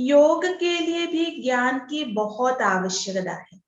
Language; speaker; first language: Hindi; non-native, local second language; Malayalam